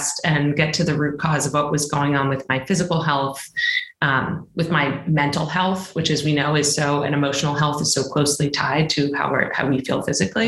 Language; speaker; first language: English; native; English